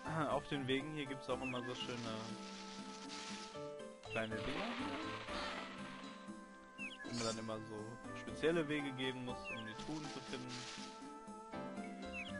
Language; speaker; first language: German; native; German